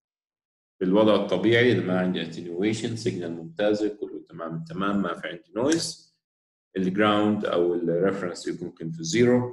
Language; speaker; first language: Arabic; native; Arabic